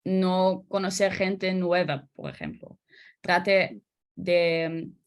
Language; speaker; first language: Spanish; non-native, learner; Dutch